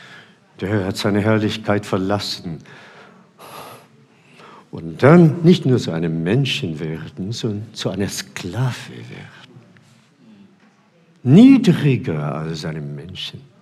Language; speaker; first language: German; non-native, fluent; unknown